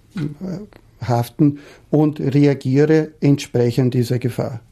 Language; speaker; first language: German; non-native, fluent; Portuguese